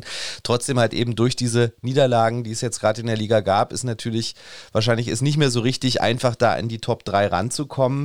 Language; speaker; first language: German; native; German